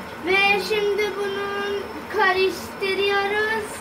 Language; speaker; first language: Turkish; non-native, learner; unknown